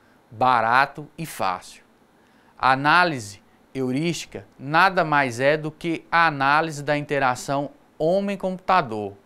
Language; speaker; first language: Portuguese; native; Portuguese